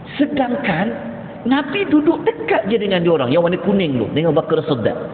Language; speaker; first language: Malay; native; Malay